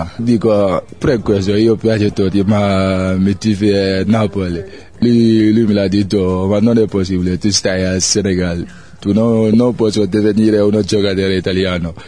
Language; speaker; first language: Italian; non-native, learner; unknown